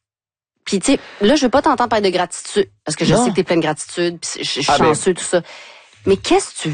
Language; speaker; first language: French; native; French